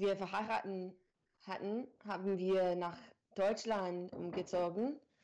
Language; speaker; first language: German; non-native, learner; English